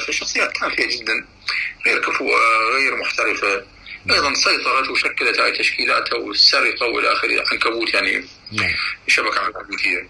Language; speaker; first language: Arabic; native; Arabic